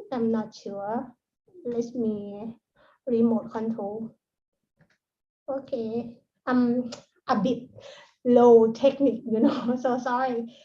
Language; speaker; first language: English; non-native, learner; Thai